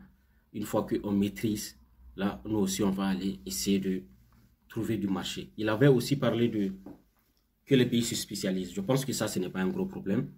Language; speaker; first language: French; non-native, local second language; Hausa